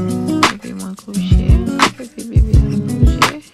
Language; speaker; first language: French; non-native, local second language; Haitian Creole